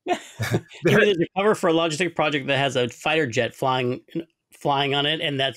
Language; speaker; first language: English; native; English